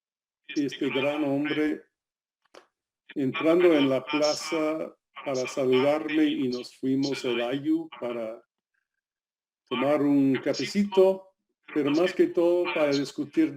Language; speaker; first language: Spanish; non-native, fluent; English